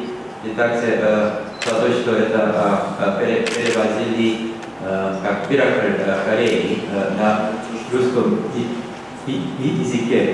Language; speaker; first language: Russian; non-native, learner; Korean